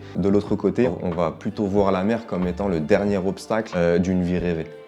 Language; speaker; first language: French; native; French